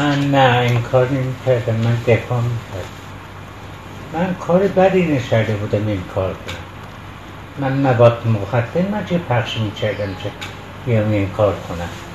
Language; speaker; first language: Persian; non-native, local second language; Central Kurdish